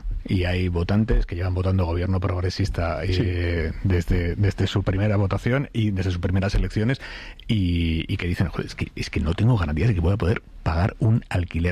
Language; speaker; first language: Spanish; native; Spanish